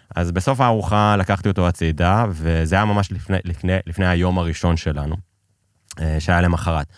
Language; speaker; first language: Hebrew; early bilingual, other home language; Persian